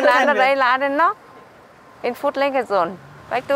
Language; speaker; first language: German; non-native, learner; Vietnamese